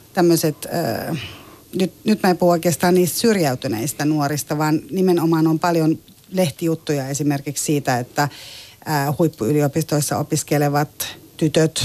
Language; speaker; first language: Finnish; native; Finnish